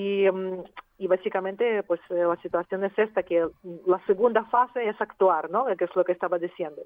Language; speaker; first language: Spanish; non-native, fluent; Ukrainian